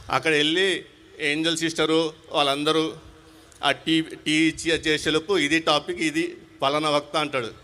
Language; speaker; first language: Telugu; non-native, local second language; Urdu